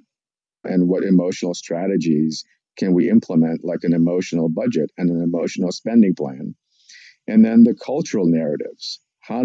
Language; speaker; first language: English; non-native, fluent; Russian